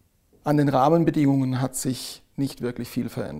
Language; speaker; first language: German; native; German